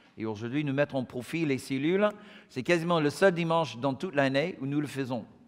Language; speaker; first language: French; non-native, fluent; English